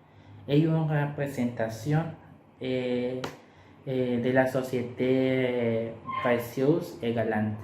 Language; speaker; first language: French; non-native, learner; Spanish